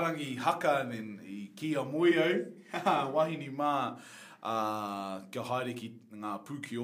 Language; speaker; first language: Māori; non-native, local second language; English